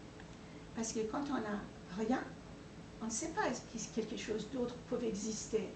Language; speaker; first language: French; non-native, fluent; Persian